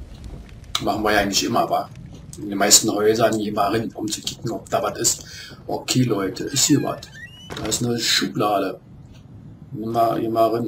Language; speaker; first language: German; native; German